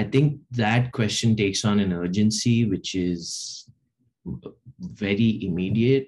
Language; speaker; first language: English; non-native, local second language; Telugu